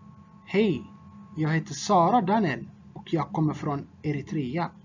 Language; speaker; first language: Swedish; non-native, fluent; Tigrinya